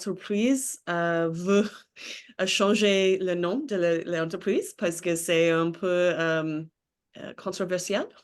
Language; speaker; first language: French; non-native, learner; English